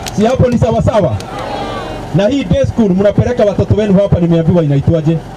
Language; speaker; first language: Swahili; non-native, local second language; Kikuyu